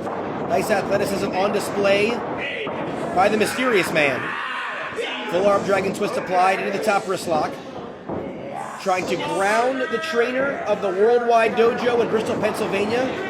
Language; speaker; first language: English; native; English